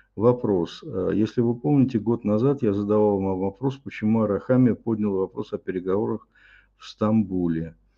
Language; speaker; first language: Russian; native; Russian